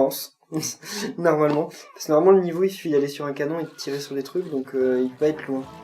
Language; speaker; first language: French; native; French